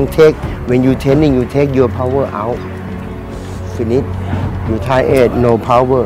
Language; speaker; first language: English; non-native, learner; Thai